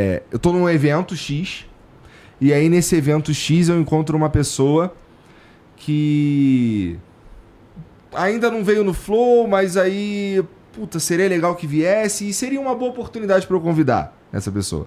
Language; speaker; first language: Portuguese; native; Portuguese